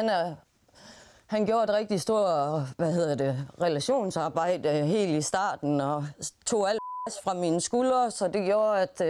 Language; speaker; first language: Danish; native; Danish